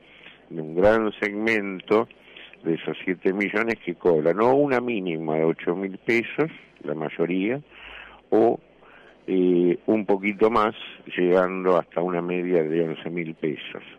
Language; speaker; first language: Spanish; native; Spanish